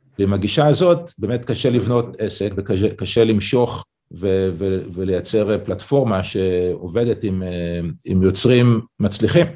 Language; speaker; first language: Hebrew; native; Hebrew